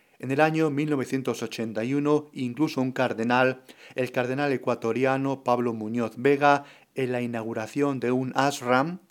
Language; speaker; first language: Spanish; native; Spanish